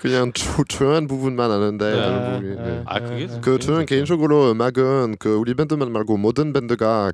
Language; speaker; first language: Korean; non-native, learner; French